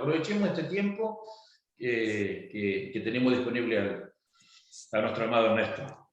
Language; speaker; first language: Spanish; native; Spanish